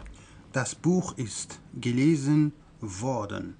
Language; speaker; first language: German; non-native, fluent; Persian